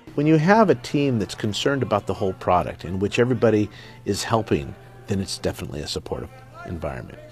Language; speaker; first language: English; native; English